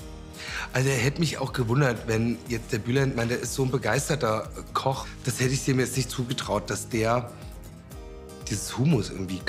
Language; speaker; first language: German; native; German